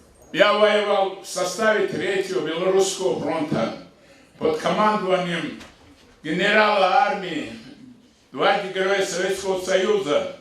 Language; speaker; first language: Russian; non-native, local second language; Avaric